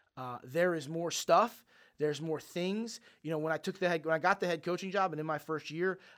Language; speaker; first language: English; native; English